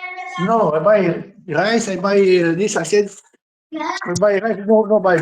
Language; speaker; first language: English; non-native, learner; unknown